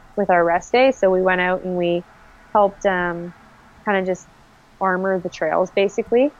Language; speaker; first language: English; native; English